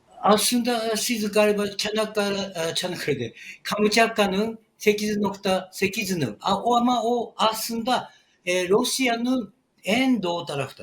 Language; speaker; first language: Turkish; non-native, learner; Japanese